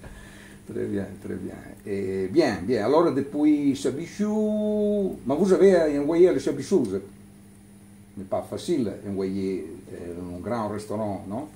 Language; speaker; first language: French; non-native, learner; Italian